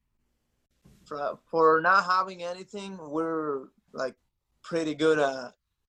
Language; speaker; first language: English; non-native, fluent; Spanish